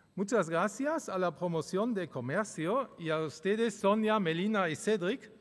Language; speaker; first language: Spanish; early bilingual, other home language; German